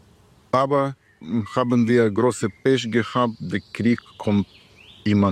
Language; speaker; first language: German; non-native, learner; Ukrainian